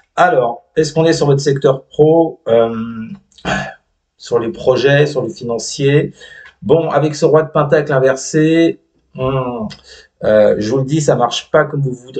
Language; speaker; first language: French; native; French